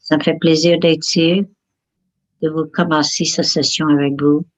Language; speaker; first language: French; non-native, local second language; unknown